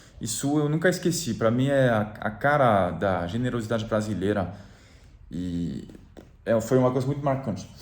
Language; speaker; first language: Portuguese; non-native, fluent; French